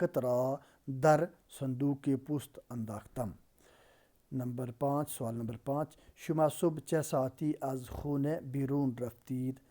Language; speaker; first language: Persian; non-native, fluent; Urdu